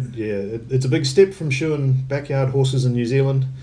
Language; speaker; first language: English; native; English